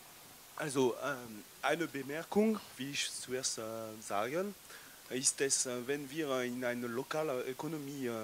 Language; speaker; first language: German; non-native, learner; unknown